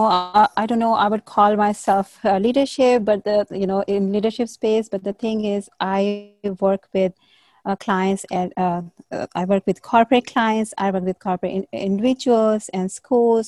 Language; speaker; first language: English; non-native, local second language; Hindi